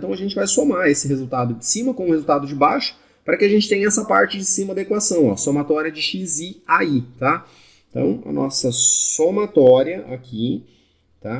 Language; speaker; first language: Portuguese; native; Portuguese